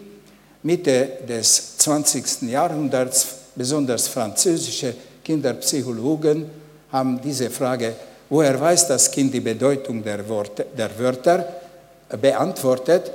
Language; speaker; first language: German; non-native, fluent; Hungarian